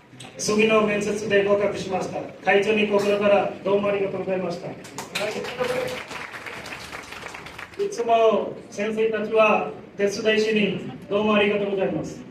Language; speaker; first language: Japanese; non-native, learner; Bangla